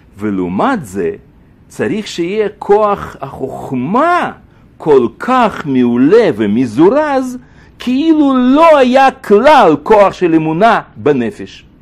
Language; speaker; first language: Hebrew; native; Hebrew